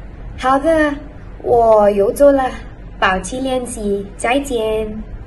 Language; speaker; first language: Chinese; non-native, learner; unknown